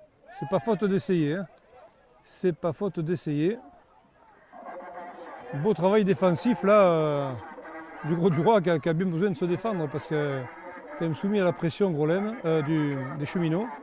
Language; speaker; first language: French; native; French